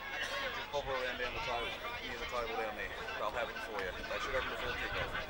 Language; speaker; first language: English; native; English